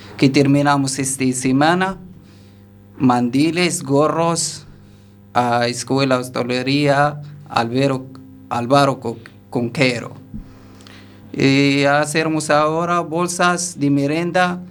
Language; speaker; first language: Spanish; non-native, learner; Arabic